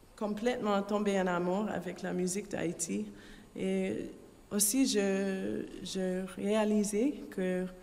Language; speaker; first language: French; non-native, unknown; English